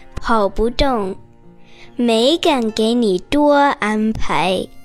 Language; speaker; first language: Chinese; early bilingual, other home language; English